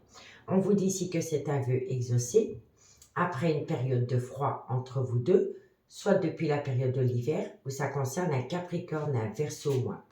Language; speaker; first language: French; native; French